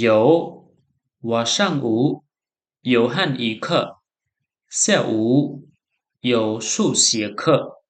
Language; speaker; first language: Chinese; non-native, fluent; Khmer